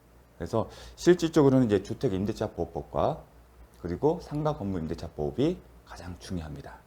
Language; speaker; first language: Korean; native; Korean